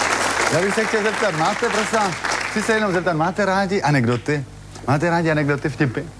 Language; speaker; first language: Czech; native; Czech